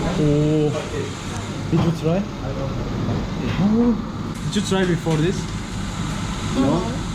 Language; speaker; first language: English; non-native, fluent; Turkish